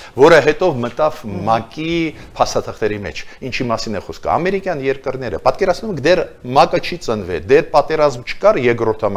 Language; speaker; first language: Armenian; native; Armenian